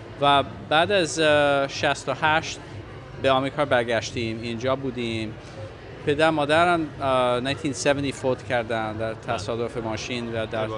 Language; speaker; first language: Persian; non-native, fluent; English